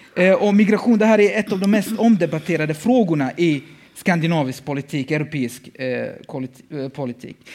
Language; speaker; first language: Swedish; early bilingual, other home language; Bosnian